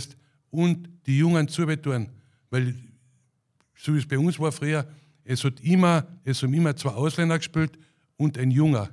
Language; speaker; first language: German; native; German